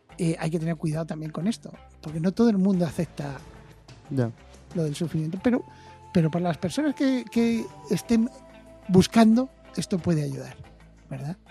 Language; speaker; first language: Spanish; native; Spanish